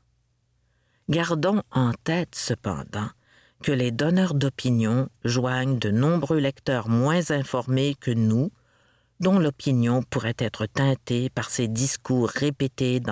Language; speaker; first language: French; native; French